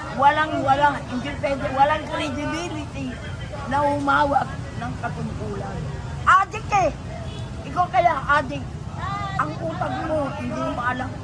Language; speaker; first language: Filipino; non-native, local second language; Iloko